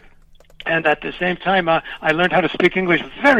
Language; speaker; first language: English; early bilingual, other home language; Spanish